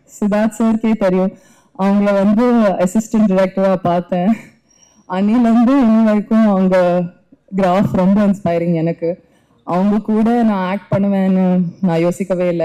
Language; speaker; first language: Tamil; non-native, learner; English